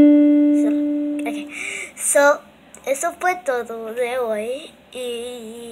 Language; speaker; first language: Spanish; early bilingual, heritage; Spanish